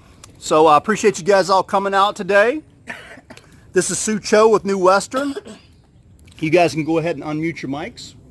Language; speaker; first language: English; native; English